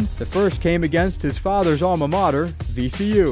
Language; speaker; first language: English; native; English